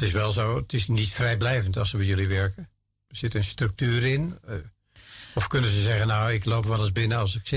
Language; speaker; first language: Dutch; native; Dutch